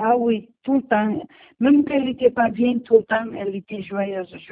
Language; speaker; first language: French; non-native, learner; Portuguese